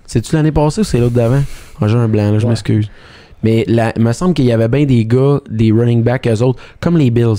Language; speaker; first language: French; native; French